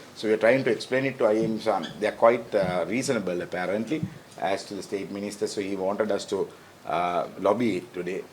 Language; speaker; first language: English; non-native, local second language; Sinhala